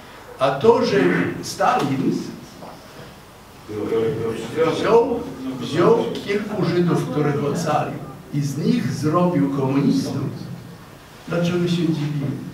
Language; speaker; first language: Polish; non-native, fluent; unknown